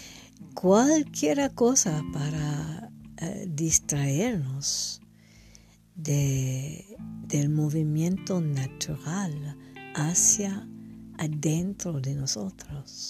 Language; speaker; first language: Spanish; non-native, fluent; English